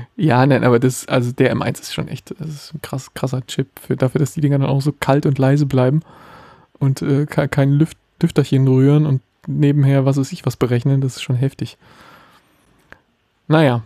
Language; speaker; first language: German; native; German